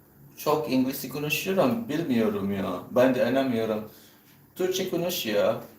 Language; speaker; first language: Turkish; non-native, learner; Filipino